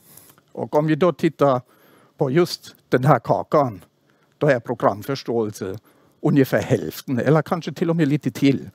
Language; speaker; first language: Swedish; non-native, fluent; German